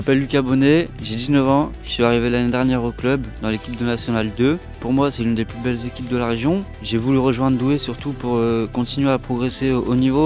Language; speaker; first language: French; native; French